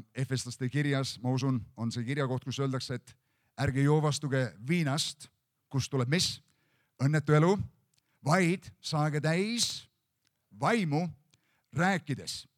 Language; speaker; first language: Estonian; native; Estonian